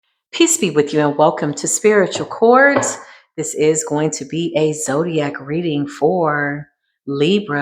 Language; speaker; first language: English; native; English